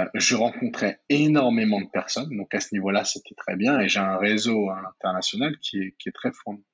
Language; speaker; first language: French; native; French